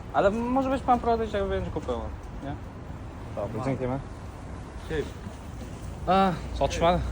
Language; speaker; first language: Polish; non-native, learner; Uzbek